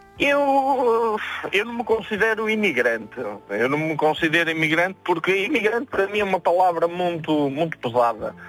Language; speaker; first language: Portuguese; native; Portuguese